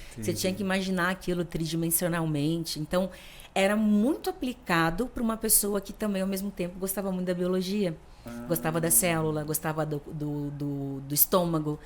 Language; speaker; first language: Portuguese; native; Portuguese